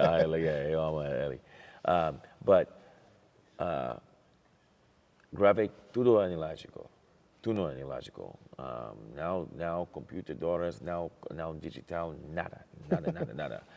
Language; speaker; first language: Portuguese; non-native, learner; English